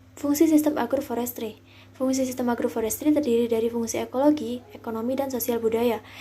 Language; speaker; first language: Indonesian; native; Indonesian